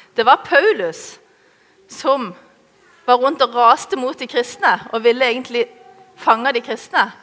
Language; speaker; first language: Norwegian; native; Norwegian